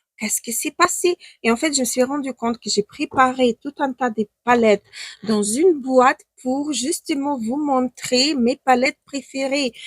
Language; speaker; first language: French; non-native, fluent; Ukrainian